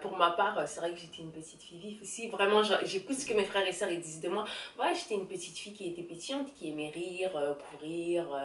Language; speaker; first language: French; native; French